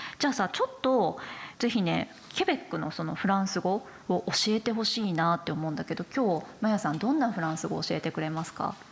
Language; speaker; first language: Japanese; native; Japanese